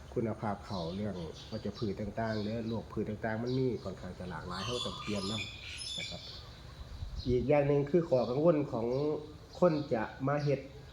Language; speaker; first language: Thai; native; Thai